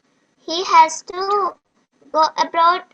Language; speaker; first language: English; non-native, learner; Sinhala